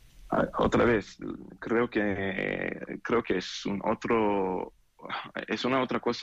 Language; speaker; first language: Spanish; non-native, learner; Hebrew